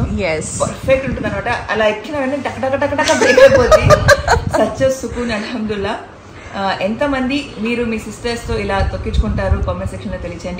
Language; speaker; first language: Telugu; native; Telugu